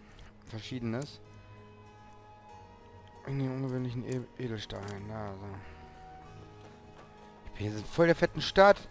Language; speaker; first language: German; native; German